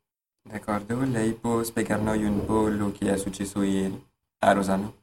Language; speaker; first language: Italian; non-native, learner; French